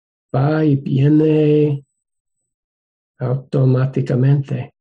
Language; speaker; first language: Spanish; non-native, fluent; English